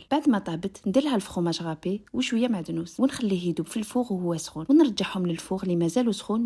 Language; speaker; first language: Arabic; native; Arabic